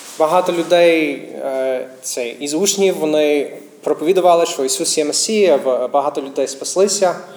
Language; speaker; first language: Ukrainian; non-native, fluent; English